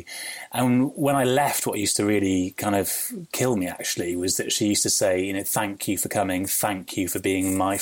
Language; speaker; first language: English; native; English